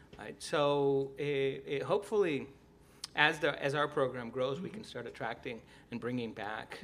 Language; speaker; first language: English; early bilingual, other home language; Spanish